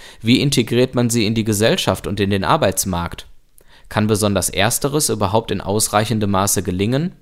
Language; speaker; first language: German; native; German